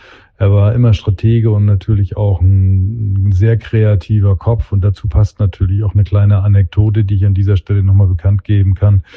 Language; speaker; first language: German; native; German